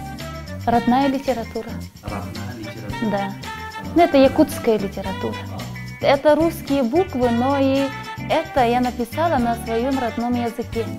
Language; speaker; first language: Russian; non-native, local second language; Yakut